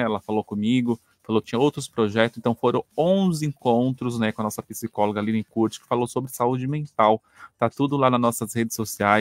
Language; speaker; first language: Portuguese; native; Portuguese